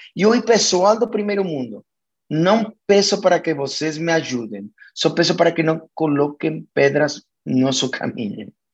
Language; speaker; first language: Portuguese; non-native, fluent; Spanish